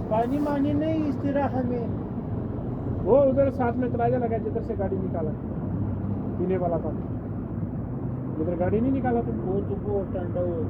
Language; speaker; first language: Hindi; non-native, learner; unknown